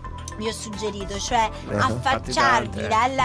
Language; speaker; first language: Italian; native; Italian